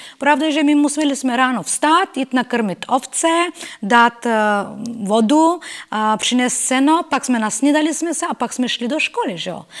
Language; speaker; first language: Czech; non-native, fluent; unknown